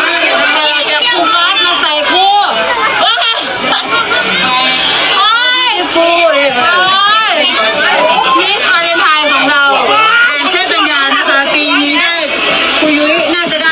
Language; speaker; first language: Thai; native; Thai